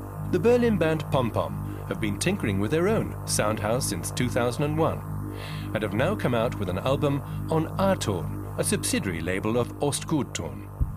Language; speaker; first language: English; native; English